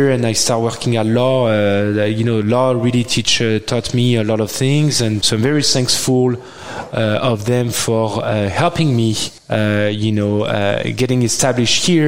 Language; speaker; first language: English; non-native, fluent; French